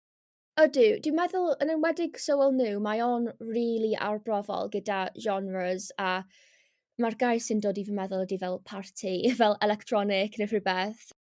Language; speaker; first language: Welsh; non-native, local second language; English